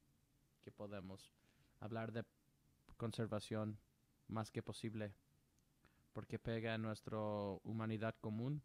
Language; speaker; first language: Spanish; non-native, learner; English